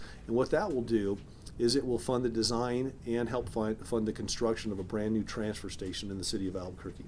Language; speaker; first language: English; native; English